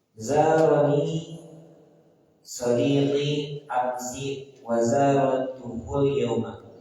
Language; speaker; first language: Arabic; non-native, learner; Indonesian